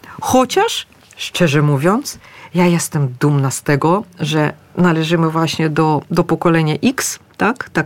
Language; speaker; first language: Polish; early bilingual, other home language; Russian